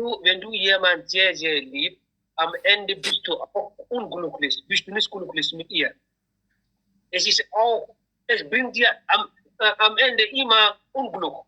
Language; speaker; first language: German; non-native, learner; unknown